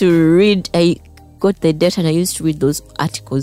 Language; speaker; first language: English; non-native, local second language; Ganda